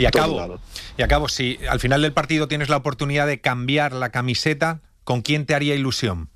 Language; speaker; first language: Spanish; native; Spanish